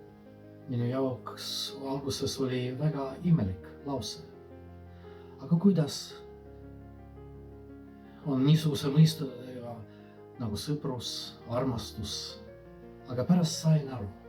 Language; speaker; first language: Estonian; non-native, fluent; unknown